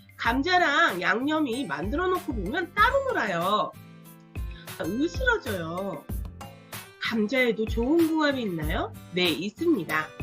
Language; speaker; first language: Korean; native; Korean